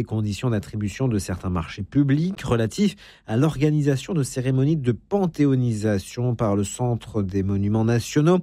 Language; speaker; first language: French; native; French